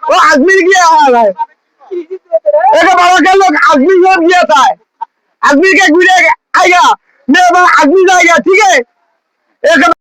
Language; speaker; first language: Hindi; non-native, learner; Bangla